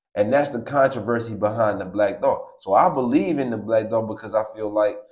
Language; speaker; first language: English; native; English